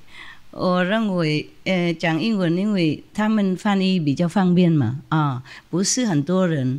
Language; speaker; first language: Chinese; non-native, fluent; Vietnamese